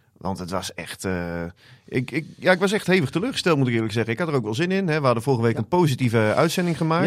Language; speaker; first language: Dutch; native; Dutch